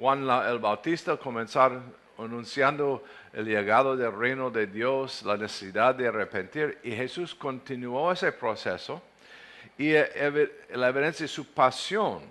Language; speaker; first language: Spanish; non-native, fluent; English